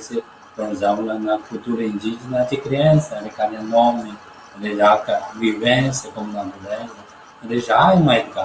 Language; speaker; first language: Portuguese; non-native, learner; Chinese